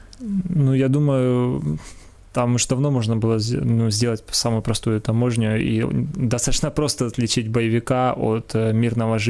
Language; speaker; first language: Ukrainian; non-native, local second language; Russian